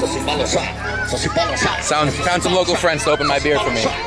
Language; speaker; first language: English; native; English